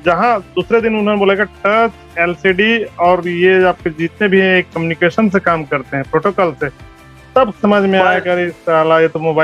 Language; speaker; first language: Hindi; native; Hindi